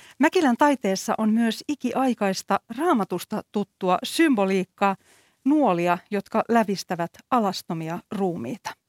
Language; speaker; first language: Finnish; native; Finnish